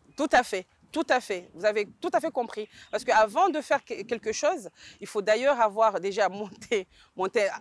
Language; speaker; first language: French; native; French